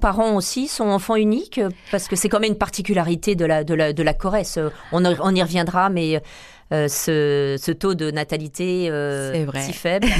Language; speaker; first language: French; native; French